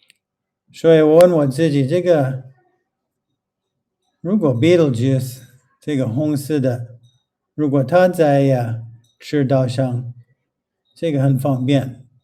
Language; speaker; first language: Chinese; non-native, fluent; English